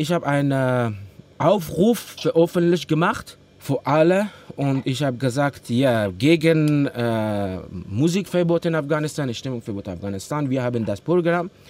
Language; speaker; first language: German; non-native, learner; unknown